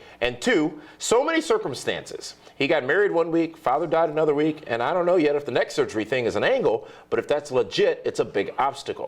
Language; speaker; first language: English; native; English